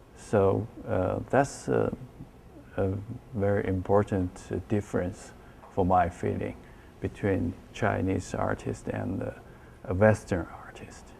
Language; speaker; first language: English; non-native, learner; Chinese